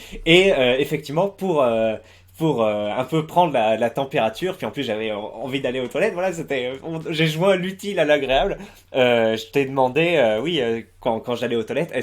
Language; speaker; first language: French; native; French